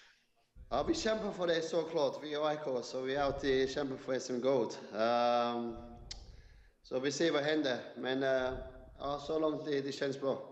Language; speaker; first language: Swedish; non-native, fluent; English